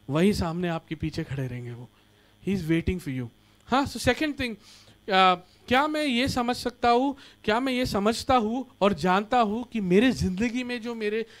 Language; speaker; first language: Hindi; non-native, local second language; Marathi